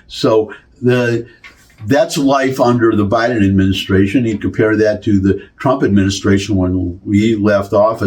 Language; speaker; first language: English; native; English